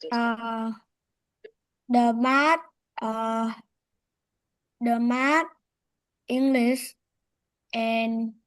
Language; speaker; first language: English; non-native, learner; Vietnamese